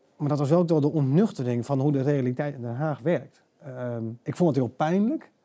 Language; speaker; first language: Dutch; native; Dutch